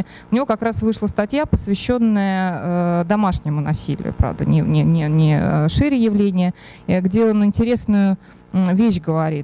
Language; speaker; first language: Russian; native; Russian